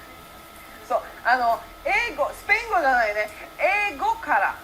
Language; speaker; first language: Japanese; early bilingual, heritage; Japanese